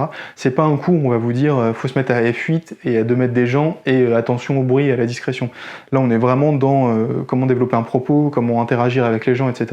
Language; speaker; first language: French; native; French